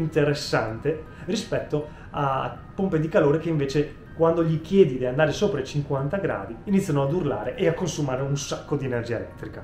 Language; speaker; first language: Italian; native; Italian